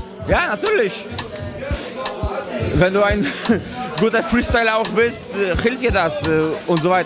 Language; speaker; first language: German; non-native, fluent; Polish